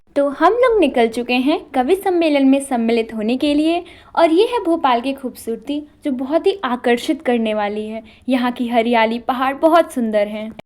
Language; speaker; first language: Hindi; native; Hindi